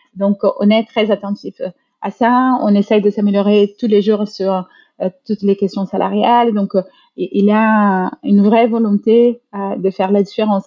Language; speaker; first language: French; non-native, fluent; Portuguese